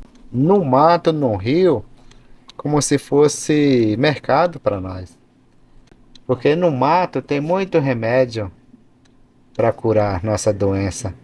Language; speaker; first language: Portuguese; non-native, local second language; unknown